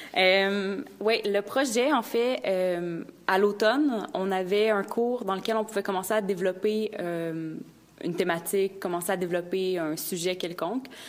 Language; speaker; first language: French; native; French